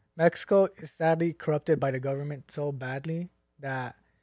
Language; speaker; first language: English; native; English